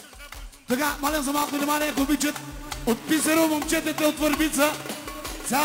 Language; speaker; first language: Bulgarian; non-native, local second language; Turkish